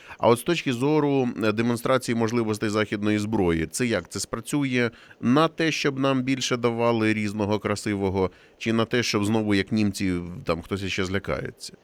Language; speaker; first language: Ukrainian; native; Ukrainian